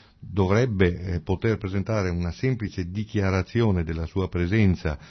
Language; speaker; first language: Italian; native; Italian